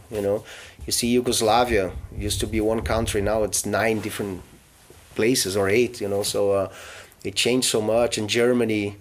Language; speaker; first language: English; non-native, fluent; Portuguese